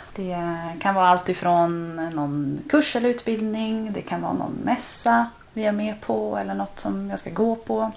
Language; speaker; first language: Swedish; native; Swedish